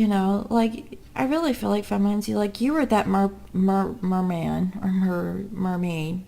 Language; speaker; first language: English; native; English